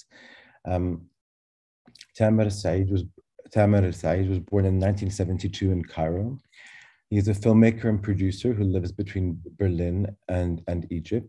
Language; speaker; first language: English; native; English